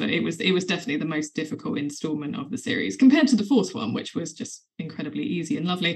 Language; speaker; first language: English; native; English